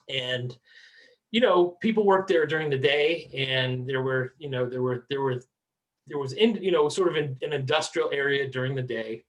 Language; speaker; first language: English; native; English